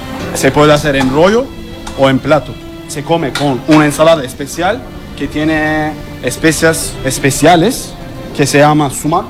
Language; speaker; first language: Spanish; non-native, learner; Turkish